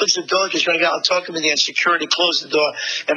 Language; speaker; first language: English; native; English